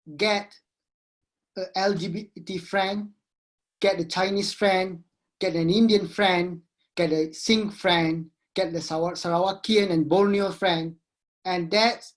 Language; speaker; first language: English; non-native, local second language; Malay